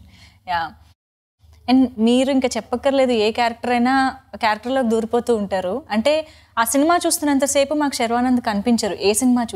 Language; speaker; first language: Telugu; native; Telugu